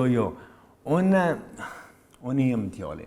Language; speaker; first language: Albanian; early bilingual, heritage; English